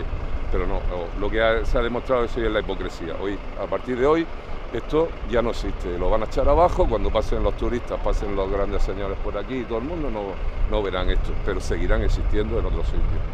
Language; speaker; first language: Spanish; native; Spanish